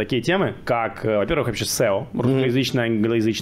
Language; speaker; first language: Russian; native; Russian